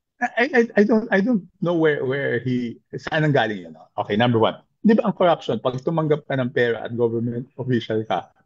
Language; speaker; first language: Filipino; native; Filipino